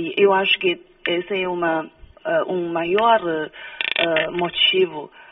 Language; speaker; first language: Portuguese; non-native, fluent; Chinese